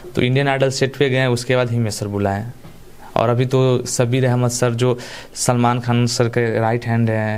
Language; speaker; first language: Hindi; native; Hindi